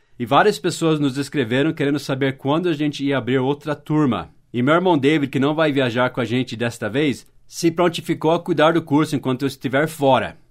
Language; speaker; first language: Portuguese; non-native, fluent; English